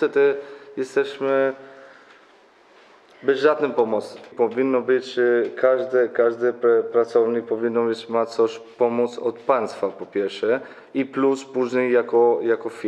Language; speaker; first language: Polish; non-native, learner; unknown